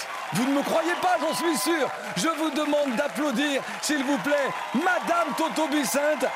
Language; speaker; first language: French; native; French